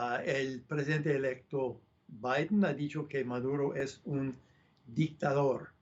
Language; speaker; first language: Spanish; non-native, fluent; English